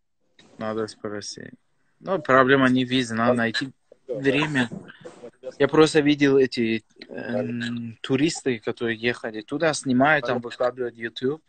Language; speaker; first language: Russian; non-native, fluent; Persian